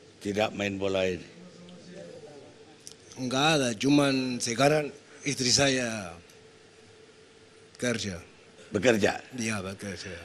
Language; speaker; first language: Indonesian; non-native, fluent; Spanish